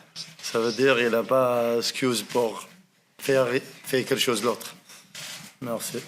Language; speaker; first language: French; non-native, learner; Arabic